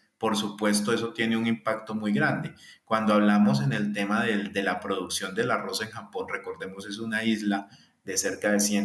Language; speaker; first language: Spanish; native; Spanish